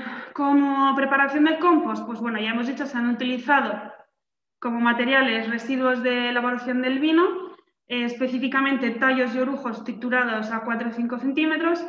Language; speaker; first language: Spanish; native; Spanish